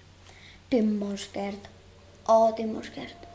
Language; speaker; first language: Welsh; non-native, local second language; English